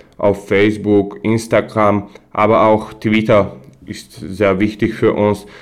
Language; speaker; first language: German; non-native, fluent; Slovak